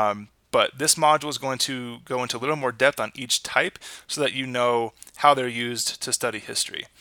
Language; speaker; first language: English; native; English